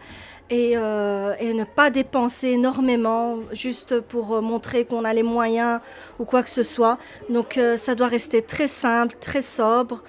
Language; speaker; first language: French; early bilingual, other home language; Arabic